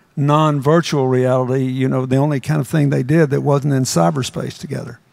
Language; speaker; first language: English; native; English